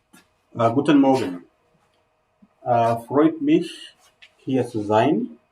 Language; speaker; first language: German; non-native, fluent; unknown